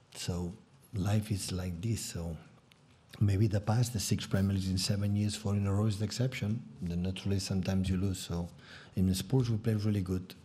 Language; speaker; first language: English; non-native, fluent; Catalan